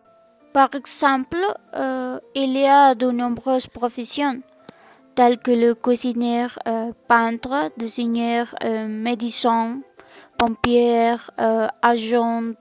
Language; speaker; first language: French; non-native, learner; Spanish